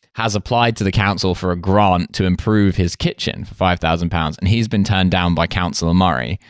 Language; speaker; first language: English; native; English